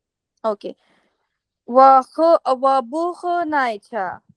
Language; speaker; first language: Chinese; non-native, learner; Hindi